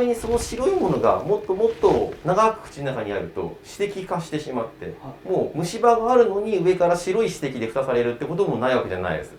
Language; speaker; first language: Japanese; native; Japanese